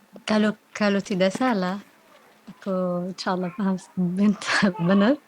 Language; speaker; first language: Indonesian; non-native, learner; Arabic